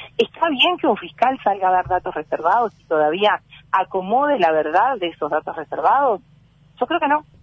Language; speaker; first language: Spanish; native; Spanish